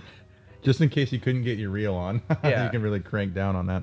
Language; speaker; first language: English; native; English